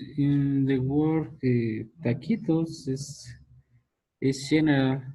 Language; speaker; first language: English; non-native, learner; Spanish